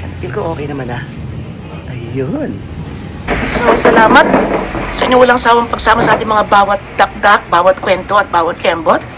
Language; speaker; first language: Filipino; native; Filipino